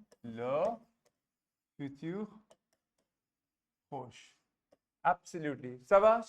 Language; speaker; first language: French; non-native, fluent; Hindi